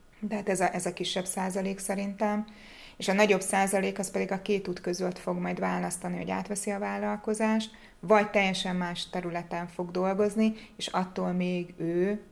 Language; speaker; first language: Hungarian; native; Hungarian